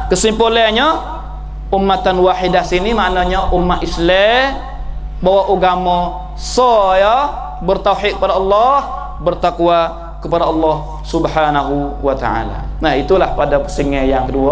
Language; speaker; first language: Malay; native; Malay